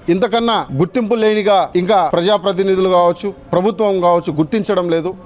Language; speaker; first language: Telugu; non-native, local second language; Lambadi